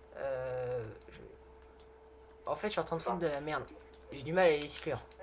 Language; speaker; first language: French; native; French